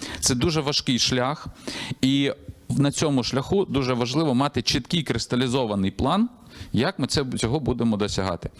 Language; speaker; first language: Ukrainian; native; Ukrainian